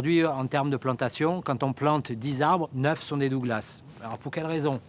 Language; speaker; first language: French; native; French